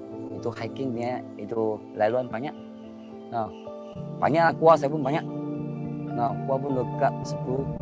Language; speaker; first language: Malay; non-native, local second language; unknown